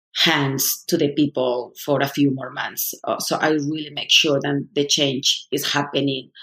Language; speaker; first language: English; non-native, fluent; Spanish